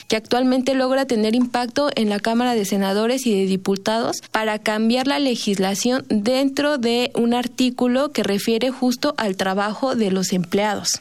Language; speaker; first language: Spanish; native; Spanish